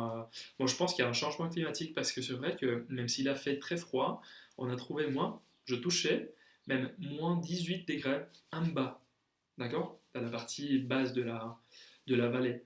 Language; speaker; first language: French; non-native, fluent; Spanish